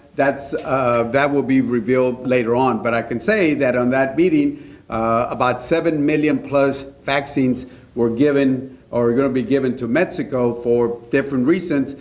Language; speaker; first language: English; early bilingual, other home language; Spanish